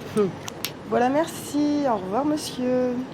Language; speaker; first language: French; native; French